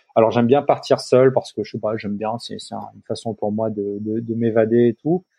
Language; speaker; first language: French; native; French